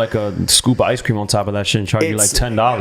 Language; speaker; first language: English; native; English